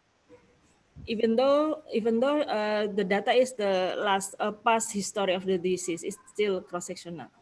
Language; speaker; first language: English; non-native, fluent; Indonesian